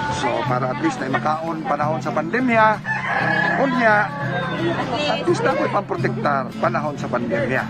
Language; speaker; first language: Cebuano; native; Cebuano